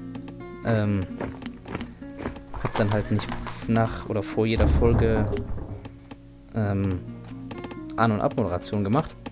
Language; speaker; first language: German; native; German